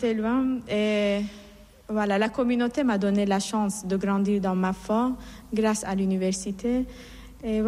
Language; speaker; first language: French; non-native, fluent; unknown